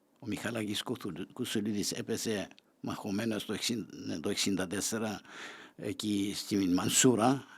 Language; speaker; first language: Greek; non-native, local second language; Turkish